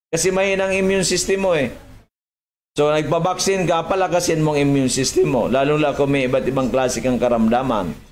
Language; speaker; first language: Filipino; native; Filipino